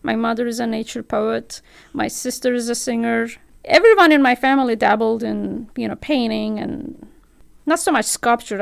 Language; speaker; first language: English; non-native, fluent; Turkish